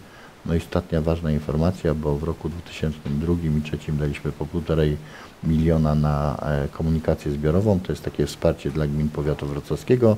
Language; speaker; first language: Polish; native; Polish